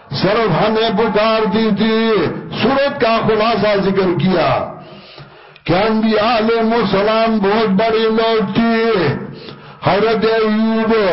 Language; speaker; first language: Urdu; non-native, local second language; Pashto